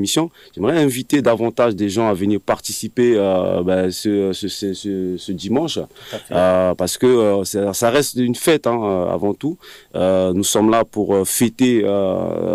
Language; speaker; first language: French; non-native, local second language; Sango